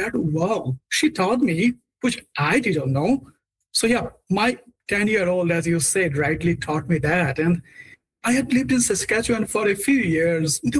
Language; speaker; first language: English; non-native, local second language; Bangla